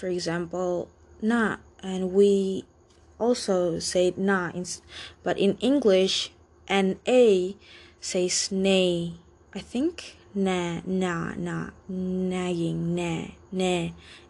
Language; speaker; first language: English; non-native, fluent; Indonesian